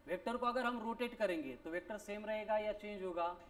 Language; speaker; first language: Hindi; non-native, local second language; Marathi